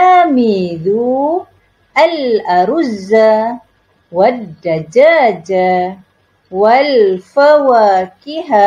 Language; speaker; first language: Arabic; non-native, learner; Malay